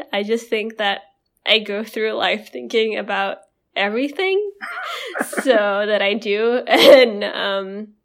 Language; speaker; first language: English; non-native, fluent; Indonesian